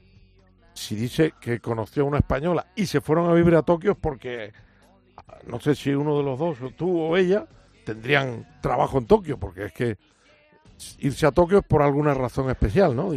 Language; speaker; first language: Spanish; native; Spanish